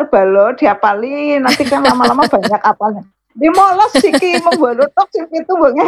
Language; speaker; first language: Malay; non-native, local second language; Javanese